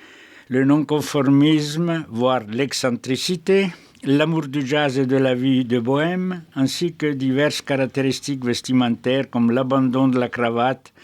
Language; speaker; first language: French; native; French